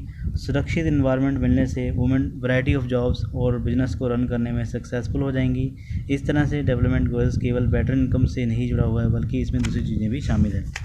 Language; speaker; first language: Hindi; native; Hindi